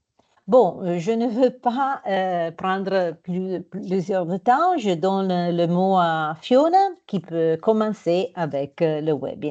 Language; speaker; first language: French; non-native, fluent; Italian